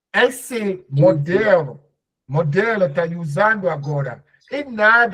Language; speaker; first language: Portuguese; non-native, learner; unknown